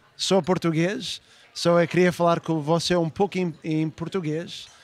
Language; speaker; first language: Portuguese; early bilingual, heritage; Portuguese